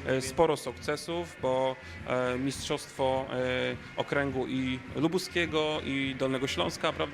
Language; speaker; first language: Polish; native; Polish